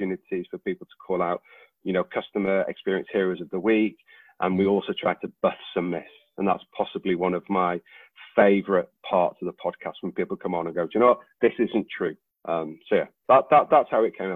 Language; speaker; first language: English; native; English